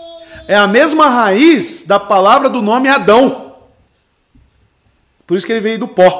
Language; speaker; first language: Portuguese; native; Portuguese